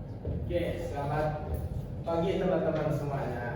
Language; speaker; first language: Indonesian; native; Indonesian